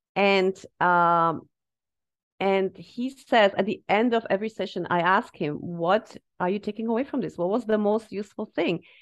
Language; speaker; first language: English; non-native, fluent; Slovak